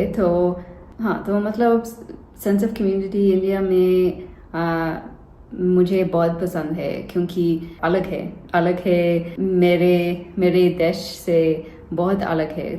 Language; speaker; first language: Hindi; non-native, learner; English